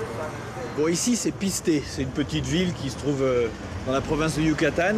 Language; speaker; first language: French; native; French